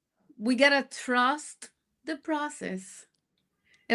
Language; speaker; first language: English; non-native, fluent; Spanish